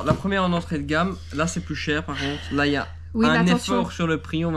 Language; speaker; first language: French; native; French